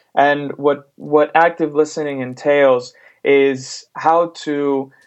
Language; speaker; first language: English; non-native, fluent; Spanish